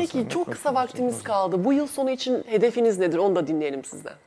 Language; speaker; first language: Turkish; native; Turkish